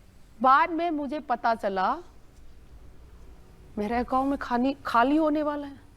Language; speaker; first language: Hindi; non-native, local second language; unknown